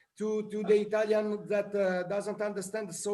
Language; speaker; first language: English; non-native, learner; Italian